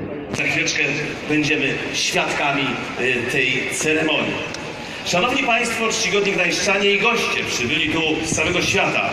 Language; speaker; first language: Polish; native; Polish